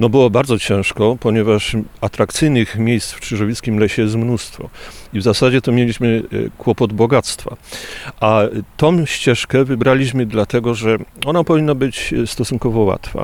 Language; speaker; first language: Polish; native; Polish